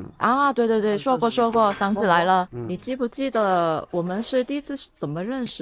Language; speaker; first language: Chinese; non-native, fluent; Korean